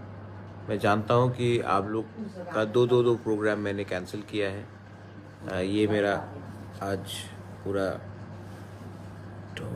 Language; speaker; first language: Hindi; non-native, local second language; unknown